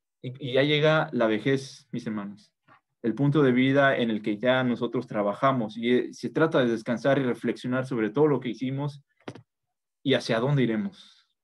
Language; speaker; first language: Spanish; native; Spanish